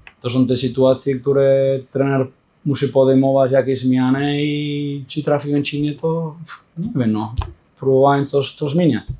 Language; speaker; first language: Polish; non-native, fluent; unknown